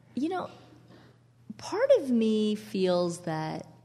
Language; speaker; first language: English; early bilingual, other home language; Italian